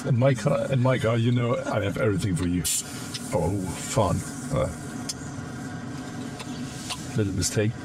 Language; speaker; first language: English; non-native, fluent; German